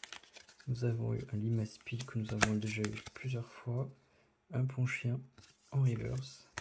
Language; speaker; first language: French; native; French